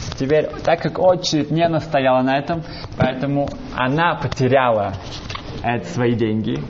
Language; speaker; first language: Russian; early bilingual, heritage; Russian